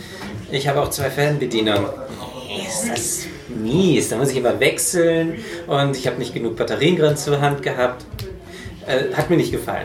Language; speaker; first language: German; native; German